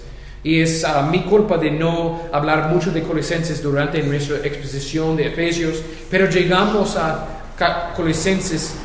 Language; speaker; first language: Spanish; non-native, fluent; English